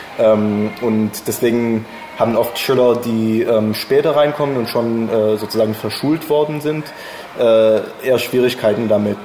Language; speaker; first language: German; non-native, fluent; English